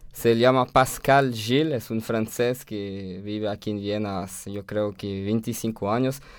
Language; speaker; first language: Spanish; non-native, fluent; French